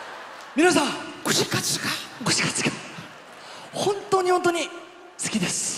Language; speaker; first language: Japanese; non-native, fluent; Korean